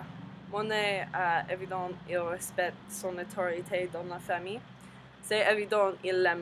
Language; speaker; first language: French; non-native, learner; English